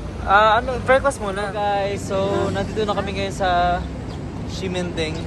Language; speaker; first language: Filipino; non-native, local second language; Cebuano